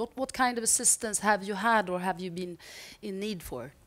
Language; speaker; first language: English; non-native, fluent; Swedish